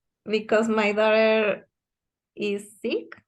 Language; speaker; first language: English; non-native, learner; Spanish